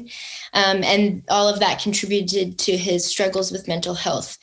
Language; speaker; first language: English; native; English